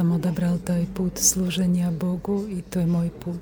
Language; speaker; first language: Russian; non-native, learner; Croatian